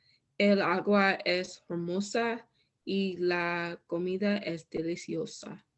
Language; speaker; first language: Spanish; non-native, learner; English